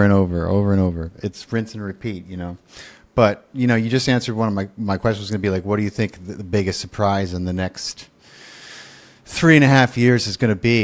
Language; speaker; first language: English; native; English